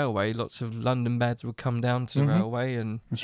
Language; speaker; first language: English; native; English